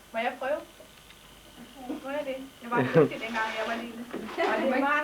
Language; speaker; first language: Danish; native; Danish